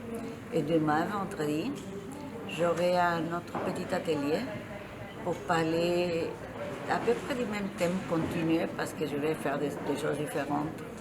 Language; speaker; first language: French; non-native, fluent; Spanish